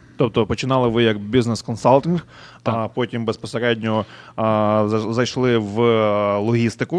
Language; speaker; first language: Ukrainian; native; Ukrainian